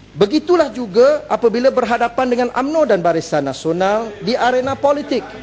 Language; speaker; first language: Malay; native; Malay